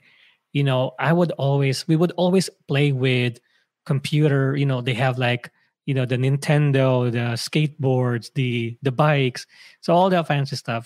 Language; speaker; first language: English; non-native, local second language; Filipino